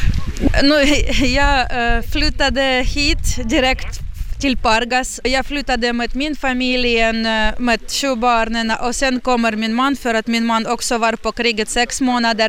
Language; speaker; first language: Swedish; non-native, learner; Ukrainian